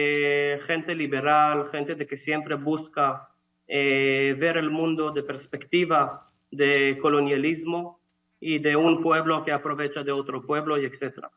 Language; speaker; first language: Spanish; non-native, fluent; Hebrew